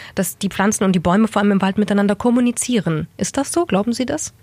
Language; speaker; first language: German; native; German